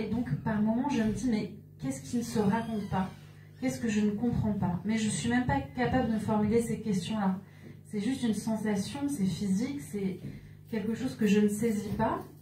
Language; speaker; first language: French; native; French